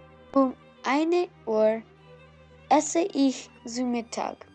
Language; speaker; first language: German; non-native, learner; English